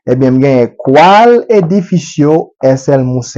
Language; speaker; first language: Spanish; non-native, learner; Haitian Creole